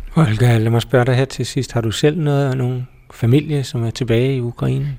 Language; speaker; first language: Danish; native; Danish